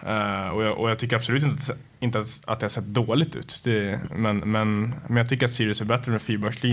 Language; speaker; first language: Swedish; native; Swedish